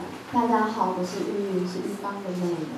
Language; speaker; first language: Chinese; native; Chinese